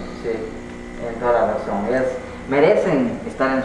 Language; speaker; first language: Spanish; native; Spanish